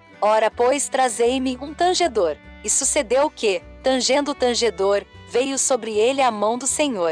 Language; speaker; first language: Portuguese; native; Portuguese